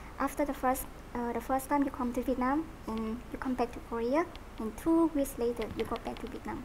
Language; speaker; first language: English; non-native, learner; Vietnamese